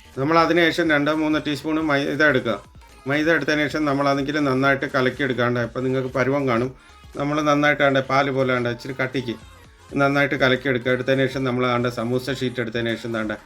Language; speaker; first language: Malayalam; native; Malayalam